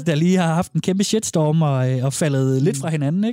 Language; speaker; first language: Danish; native; Danish